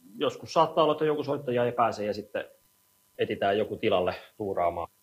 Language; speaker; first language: Finnish; native; Finnish